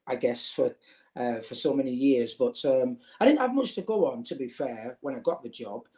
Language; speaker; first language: English; native; English